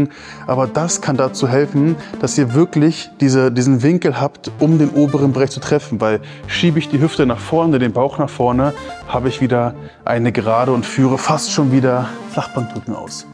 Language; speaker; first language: German; native; German